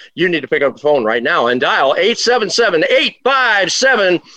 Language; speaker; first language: English; native; English